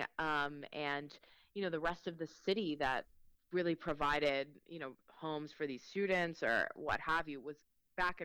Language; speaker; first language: English; early bilingual, other home language; Spanish